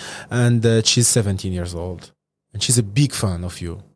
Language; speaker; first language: English; non-native, fluent; Arabic